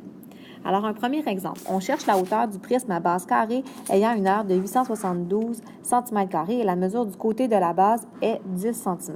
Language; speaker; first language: French; native; French